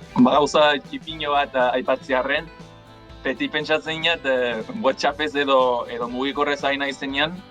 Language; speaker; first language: Basque; non-native, fluent; English